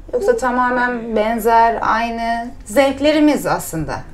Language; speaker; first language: Turkish; native; Turkish